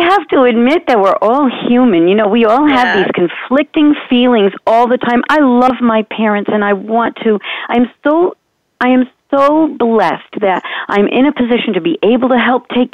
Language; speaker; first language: English; native; English